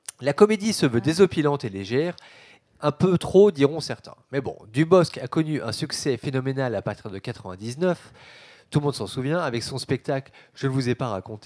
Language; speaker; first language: French; native; French